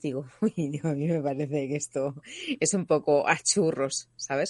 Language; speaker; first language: Spanish; native; Spanish